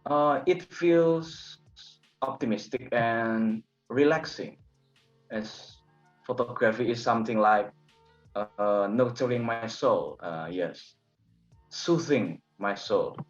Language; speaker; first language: English; non-native, learner; Indonesian